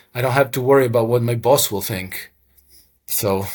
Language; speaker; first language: English; non-native, fluent; Croatian